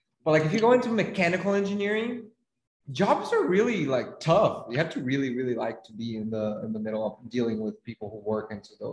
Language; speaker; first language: English; non-native, fluent; Portuguese